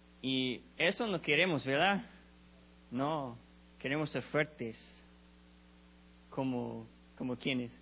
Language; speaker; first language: Spanish; non-native, learner; English